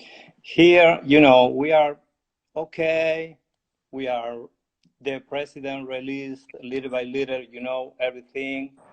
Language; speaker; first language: English; non-native, learner; Spanish